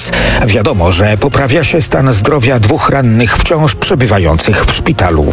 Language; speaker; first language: Polish; native; Polish